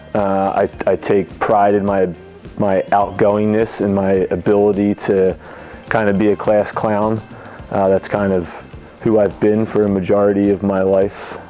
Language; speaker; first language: English; native; English